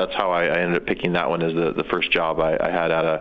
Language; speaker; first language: English; native; English